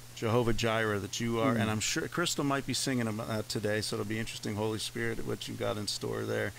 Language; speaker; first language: English; native; English